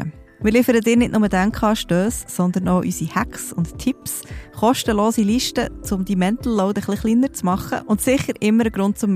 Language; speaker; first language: German; native; German